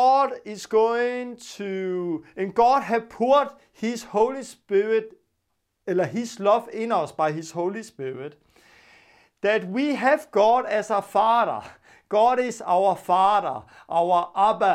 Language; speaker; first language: English; non-native, fluent; Danish